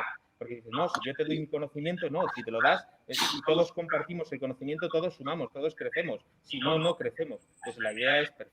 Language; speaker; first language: Spanish; native; Spanish